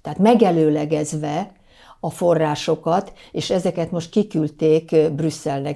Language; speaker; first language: Hungarian; native; Hungarian